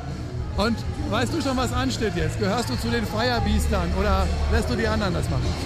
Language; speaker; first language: German; native; German